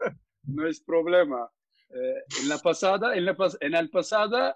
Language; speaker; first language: Spanish; non-native, learner; Turkish